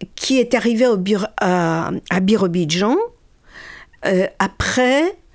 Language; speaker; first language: French; non-native, fluent; Russian